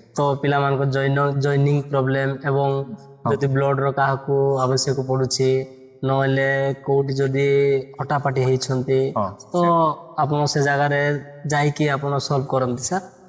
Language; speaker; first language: Odia; native; Odia